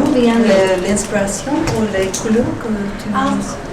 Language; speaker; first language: French; non-native, fluent; English